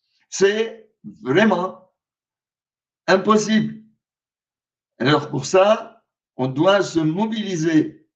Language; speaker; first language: French; non-native, fluent; Arabic